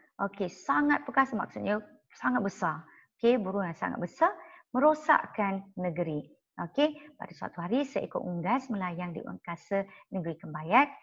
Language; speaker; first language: Malay; non-native, local second language; Chinese